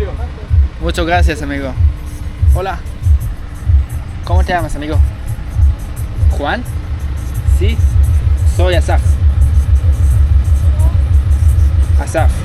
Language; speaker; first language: Spanish; non-native, learner; Hebrew